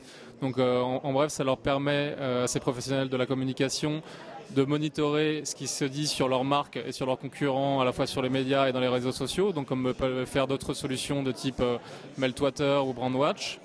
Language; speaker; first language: French; native; French